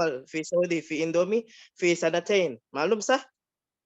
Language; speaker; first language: Arabic; non-native, learner; Indonesian